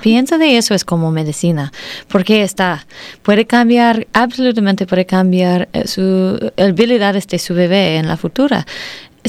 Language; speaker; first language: Spanish; non-native, learner; English